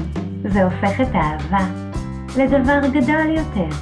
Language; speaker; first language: Hebrew; native; Hebrew